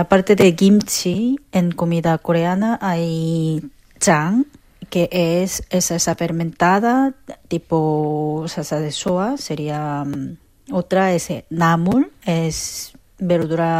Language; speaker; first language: Spanish; non-native, fluent; Korean